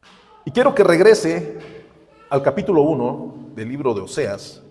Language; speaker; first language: Spanish; native; Spanish